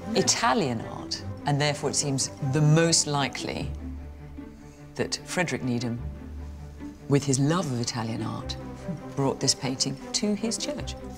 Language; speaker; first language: English; native; English